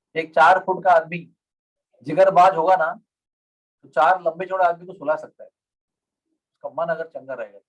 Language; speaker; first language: Hindi; non-native, local second language; Marathi